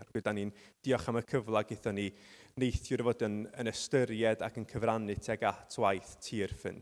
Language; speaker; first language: Welsh; native; Welsh